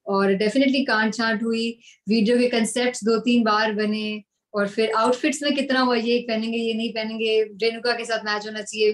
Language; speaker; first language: Hindi; non-native, local second language; Punjabi